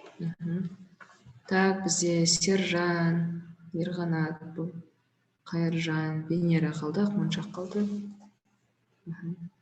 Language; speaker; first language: Kazakh; native; Kazakh